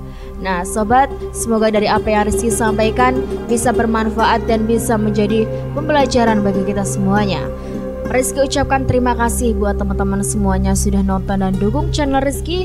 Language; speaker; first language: Indonesian; native; Indonesian